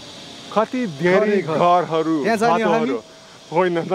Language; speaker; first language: Nepali; non-native, learner; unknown